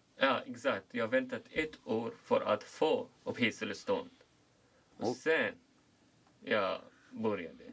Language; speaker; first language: Swedish; non-native, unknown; Arabic